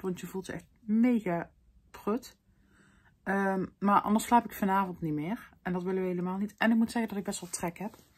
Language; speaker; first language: Dutch; native; Dutch